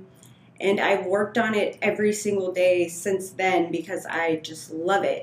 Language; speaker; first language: English; native; English